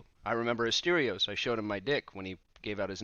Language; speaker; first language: English; native; English